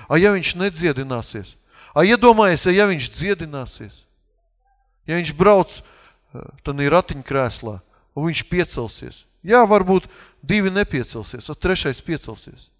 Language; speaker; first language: Latvian; non-native, local second language; Russian